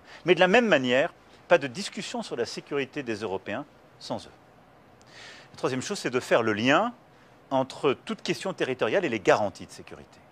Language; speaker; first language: French; native; French